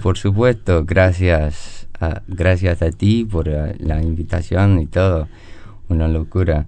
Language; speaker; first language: Spanish; non-native, learner; English